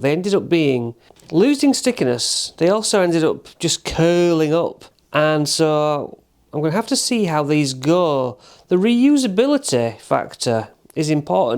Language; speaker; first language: English; native; English